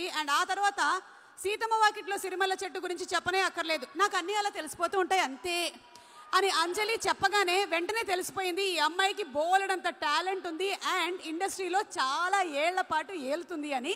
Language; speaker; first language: Telugu; native; Telugu